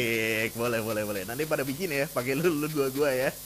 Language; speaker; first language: Indonesian; native; Indonesian